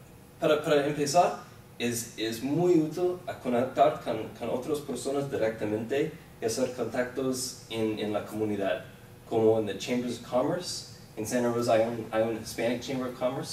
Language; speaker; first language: Spanish; non-native, fluent; English